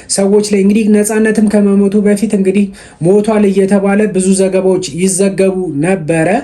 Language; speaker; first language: Amharic; native; Amharic